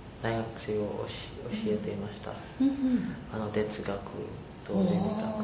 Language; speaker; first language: Japanese; non-native, learner; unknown